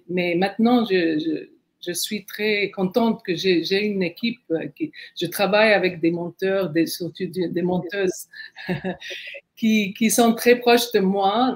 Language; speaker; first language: French; non-native, fluent; Arabic